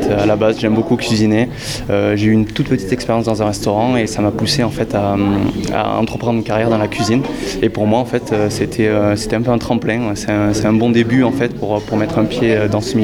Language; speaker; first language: French; native; French